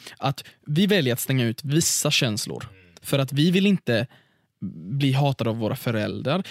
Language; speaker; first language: Swedish; early bilingual, other home language; Arabic